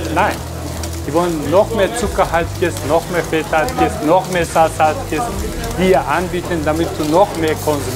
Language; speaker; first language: German; non-native, fluent; Turkish